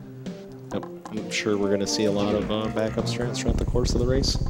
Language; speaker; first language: English; native; English